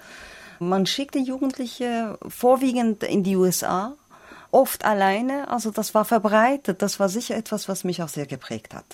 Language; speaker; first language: German; non-native, fluent; Persian